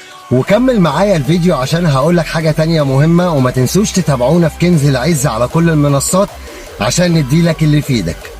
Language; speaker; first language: Arabic; native; Arabic